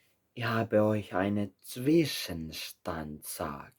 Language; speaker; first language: German; non-native, learner; Finnish